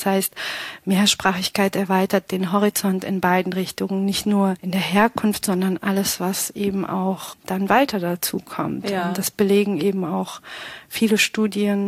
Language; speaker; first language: German; early bilingual, other home language; Pashto